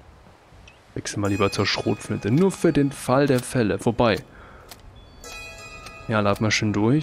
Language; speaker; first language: German; native; German